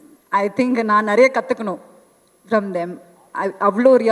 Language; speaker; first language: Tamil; non-native, fluent; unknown